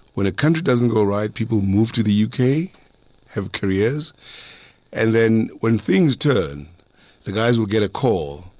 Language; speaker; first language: English; non-native, local second language; Zulu